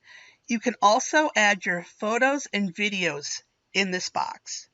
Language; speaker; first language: English; native; English